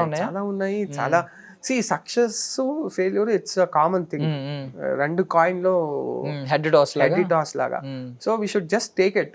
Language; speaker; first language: Telugu; non-native, learner; Kannada